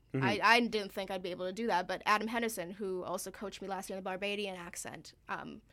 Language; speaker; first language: English; early bilingual, other home language; Filipino